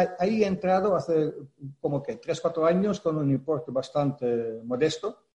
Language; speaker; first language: Spanish; non-native, fluent; Dutch